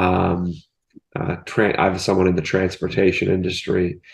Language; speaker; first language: English; native; English